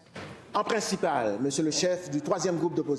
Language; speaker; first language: French; native; French